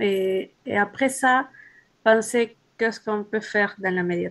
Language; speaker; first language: French; non-native, learner; Spanish